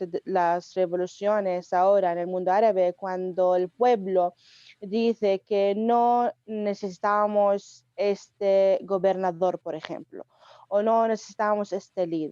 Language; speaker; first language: Spanish; non-native, fluent; Arabic